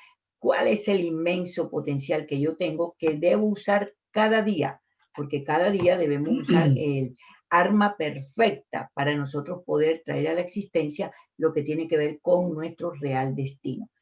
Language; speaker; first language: Spanish; native; Spanish